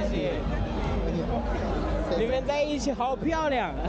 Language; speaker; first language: Chinese; non-native, learner; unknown